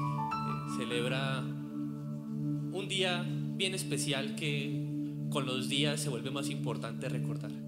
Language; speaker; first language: Spanish; native; Spanish